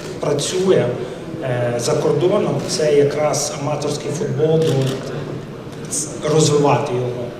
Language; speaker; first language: Ukrainian; non-native, local second language; Russian